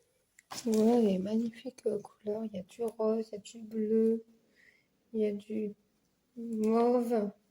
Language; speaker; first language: French; native; French